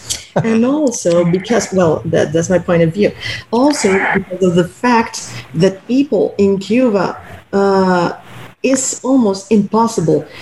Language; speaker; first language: English; non-native, fluent; Spanish